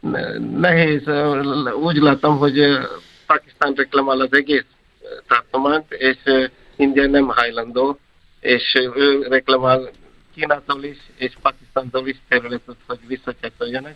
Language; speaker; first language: Hungarian; non-native, fluent; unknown